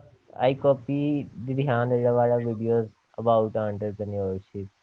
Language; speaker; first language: English; non-native, learner; Urdu